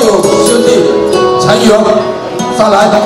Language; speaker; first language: Chinese; native; Chinese